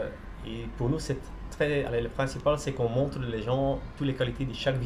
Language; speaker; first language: French; non-native, local second language; Dutch